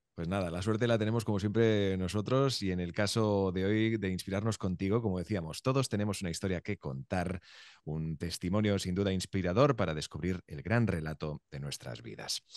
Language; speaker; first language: Spanish; native; Spanish